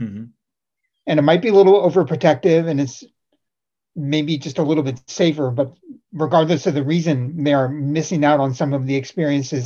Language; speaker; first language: English; native; English